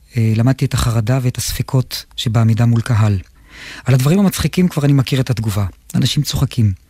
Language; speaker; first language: Hebrew; native; Hebrew